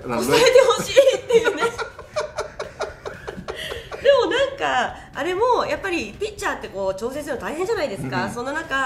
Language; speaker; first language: Japanese; native; Japanese